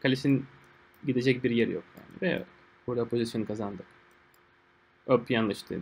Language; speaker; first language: Turkish; non-native, fluent; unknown